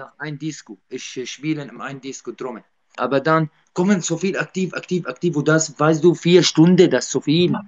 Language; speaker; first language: German; non-native, learner; Arabic